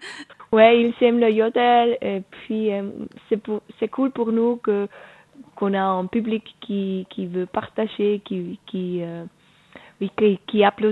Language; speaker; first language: French; non-native, local second language; Swiss German